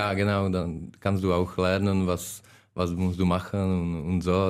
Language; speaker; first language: German; non-native, learner; Czech